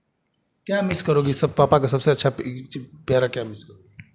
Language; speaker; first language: Hindi; native; Hindi